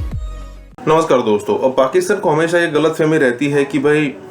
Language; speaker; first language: Hindi; native; Hindi